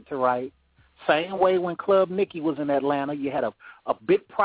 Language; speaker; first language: English; native; English